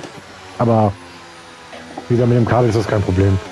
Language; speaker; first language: German; native; German